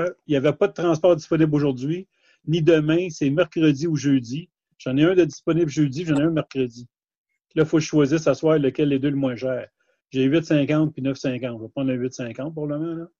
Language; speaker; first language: French; native; French